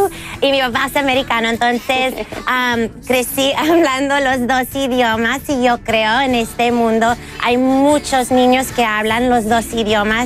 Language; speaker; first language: Spanish; early bilingual, heritage; English